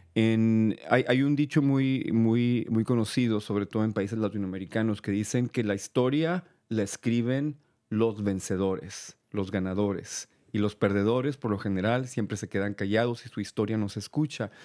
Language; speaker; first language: Spanish; native; Spanish